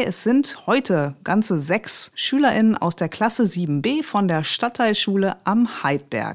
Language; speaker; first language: German; native; German